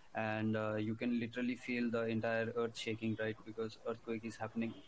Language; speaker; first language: English; non-native, local second language; Hindi